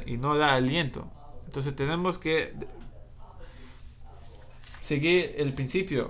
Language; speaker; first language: Spanish; non-native, fluent; English